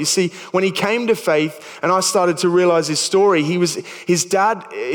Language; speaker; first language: English; native; English